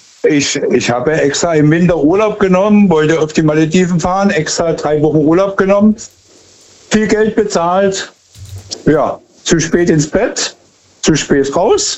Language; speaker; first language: German; native; German